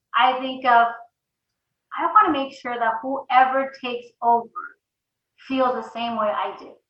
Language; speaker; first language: English; early bilingual, other home language; Spanish